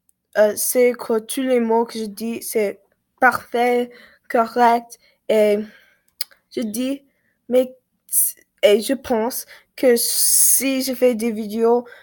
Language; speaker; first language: French; non-native, learner; English